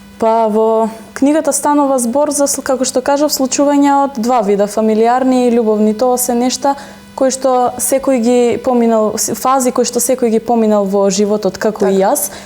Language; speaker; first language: Macedonian; native; Macedonian